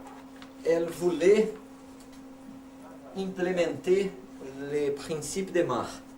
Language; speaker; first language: French; non-native, learner; Portuguese